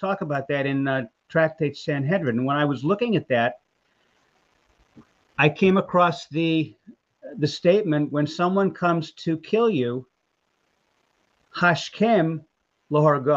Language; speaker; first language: English; native; English